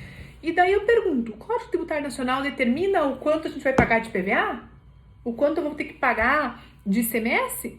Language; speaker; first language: Portuguese; native; Portuguese